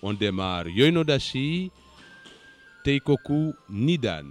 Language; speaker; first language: French; non-native, local second language; Wolof